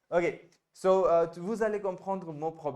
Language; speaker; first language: French; non-native, fluent; Hindi